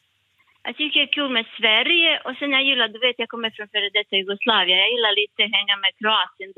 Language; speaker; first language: Swedish; non-native, learner; Bosnian